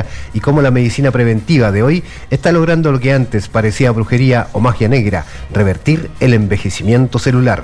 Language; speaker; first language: Spanish; native; Spanish